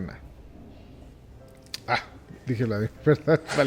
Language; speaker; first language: Spanish; native; Spanish